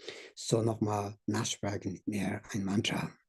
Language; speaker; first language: German; non-native, learner; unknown